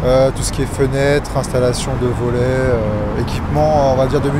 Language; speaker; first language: French; native; French